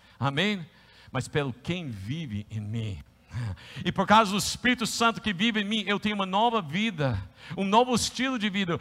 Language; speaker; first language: Portuguese; non-native, fluent; English